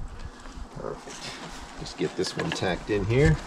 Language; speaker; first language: English; native; English